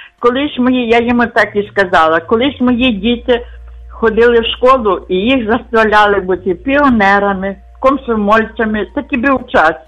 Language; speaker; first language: Ukrainian; native; Ukrainian